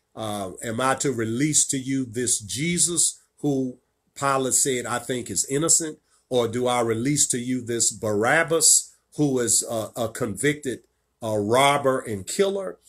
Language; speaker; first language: English; native; English